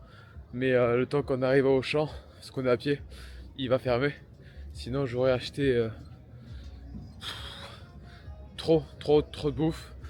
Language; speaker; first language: French; native; French